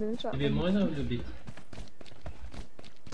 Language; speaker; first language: Russian; non-native, learner; Uzbek